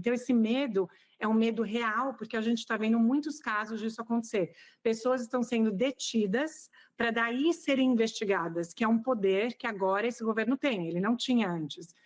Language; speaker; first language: Portuguese; native; Portuguese